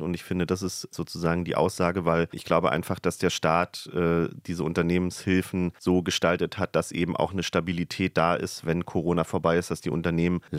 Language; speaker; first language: German; native; German